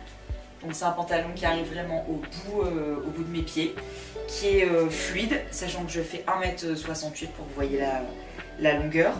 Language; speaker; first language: French; native; French